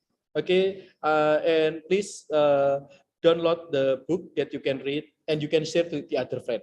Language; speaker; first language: English; non-native, learner; Indonesian